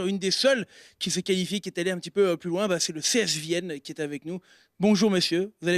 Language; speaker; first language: French; native; French